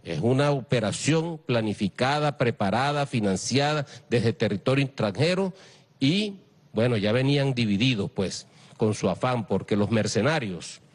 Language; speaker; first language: Spanish; native; Spanish